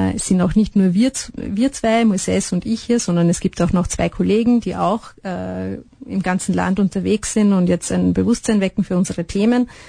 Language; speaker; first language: German; native; German